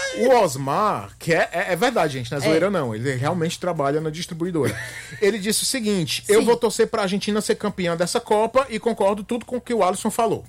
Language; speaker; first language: Portuguese; native; Portuguese